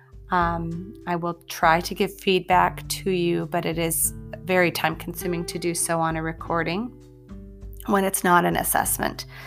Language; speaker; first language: English; native; English